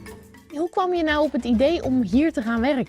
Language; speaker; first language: Dutch; native; Dutch